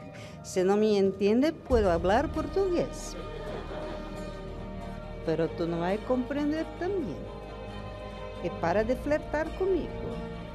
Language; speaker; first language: Spanish; non-native, learner; Portuguese